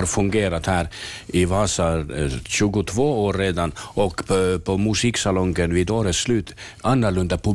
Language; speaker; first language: Swedish; non-native, learner; Finnish